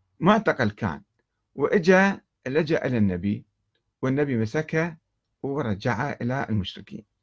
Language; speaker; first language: Arabic; native; Arabic